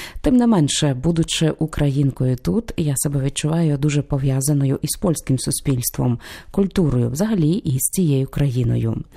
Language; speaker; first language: Ukrainian; native; Ukrainian